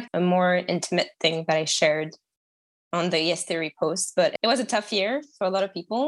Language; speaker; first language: English; non-native, fluent; French